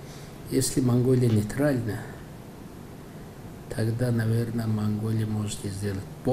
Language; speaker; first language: Russian; non-native, fluent; Mongolian